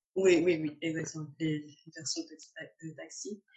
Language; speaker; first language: French; native; French